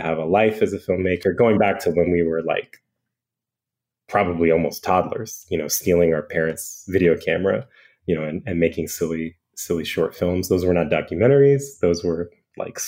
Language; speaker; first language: English; native; English